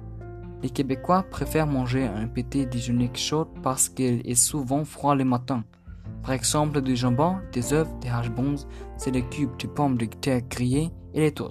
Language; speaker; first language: French; non-native, learner; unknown